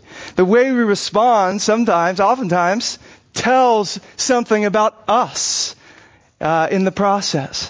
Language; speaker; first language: English; native; English